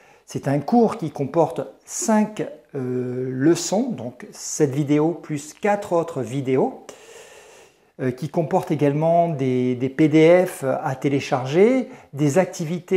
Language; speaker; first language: French; native; French